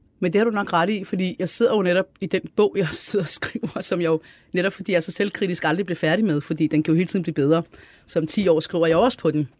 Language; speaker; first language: Danish; early bilingual, other home language; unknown